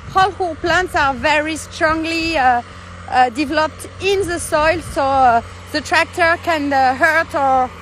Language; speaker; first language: English; non-native, learner; French